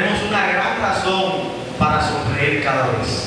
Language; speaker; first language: Spanish; native; Spanish